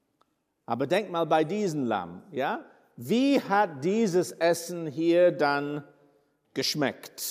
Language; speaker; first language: German; non-native, fluent; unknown